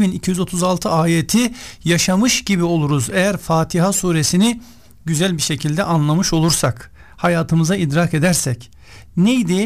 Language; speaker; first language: Turkish; native; Turkish